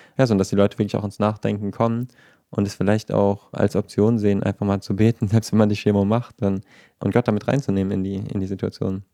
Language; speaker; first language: German; native; German